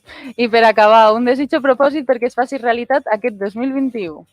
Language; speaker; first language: Catalan; native; Catalan